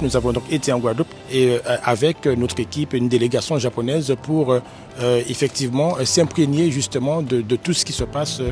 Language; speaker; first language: French; native; French